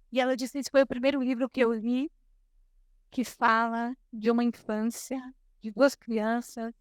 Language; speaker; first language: Portuguese; native; Portuguese